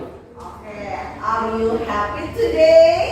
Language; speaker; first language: English; non-native, fluent; Indonesian